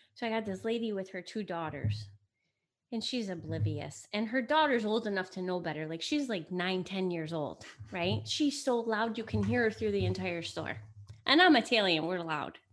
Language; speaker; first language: English; early bilingual, other home language; Italian